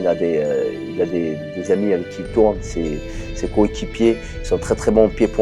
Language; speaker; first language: French; native; French